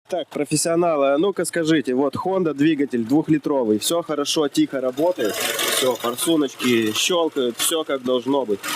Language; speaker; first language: Russian; native; Russian